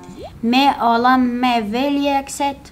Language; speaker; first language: Finnish; non-native, learner; Arabic